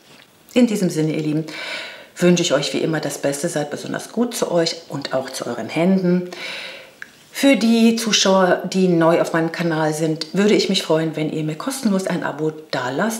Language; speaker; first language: German; native; German